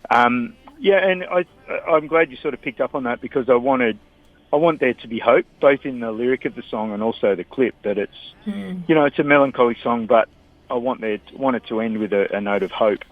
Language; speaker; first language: English; native; English